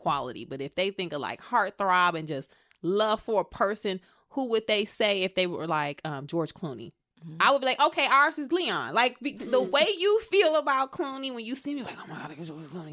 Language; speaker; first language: English; native; English